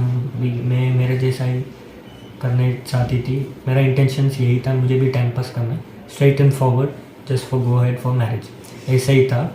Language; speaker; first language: Hindi; non-native, local second language; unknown